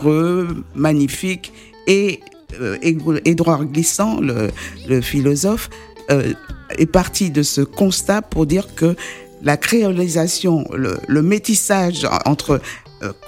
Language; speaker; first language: French; native; French